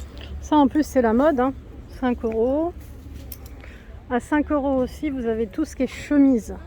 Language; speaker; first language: French; native; French